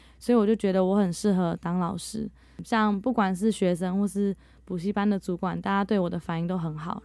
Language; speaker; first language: Chinese; early bilingual, heritage; Chinese